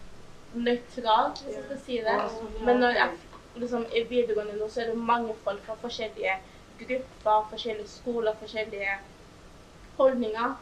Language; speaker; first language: Norwegian; early bilingual, other home language; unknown